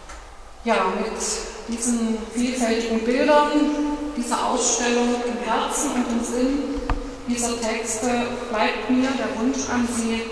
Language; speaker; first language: German; native; German